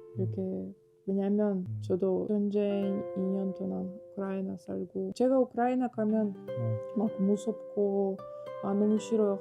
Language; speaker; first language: Korean; non-native, fluent; Ukrainian